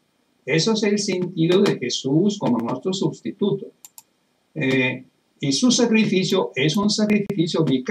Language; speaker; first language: Spanish; non-native, fluent; Italian